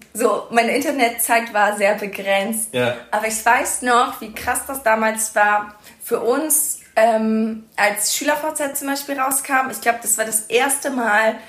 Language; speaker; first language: German; early bilingual, other home language; Persian